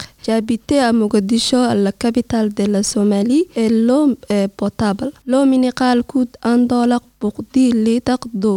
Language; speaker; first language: French; non-native, learner; Somali